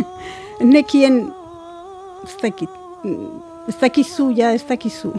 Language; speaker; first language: Basque; non-native, local second language; Spanish